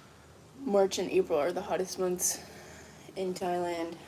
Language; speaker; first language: English; native; English